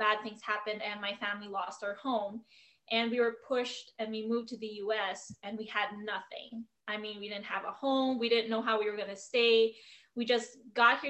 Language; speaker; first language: English; non-native, local second language; Filipino